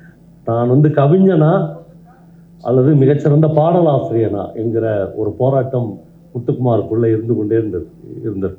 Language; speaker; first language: Tamil; native; Tamil